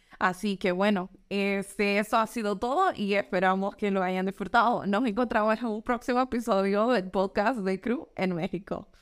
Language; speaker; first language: Spanish; native; Spanish